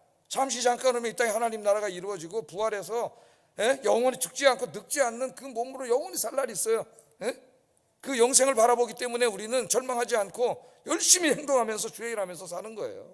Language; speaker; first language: Korean; native; Korean